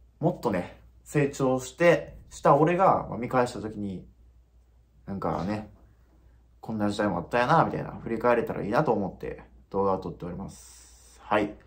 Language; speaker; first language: Japanese; native; Japanese